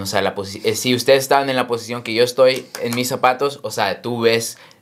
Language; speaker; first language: Spanish; early bilingual, heritage; Spanish